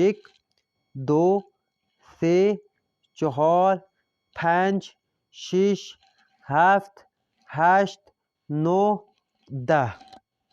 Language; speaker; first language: Persian; non-native, fluent; Urdu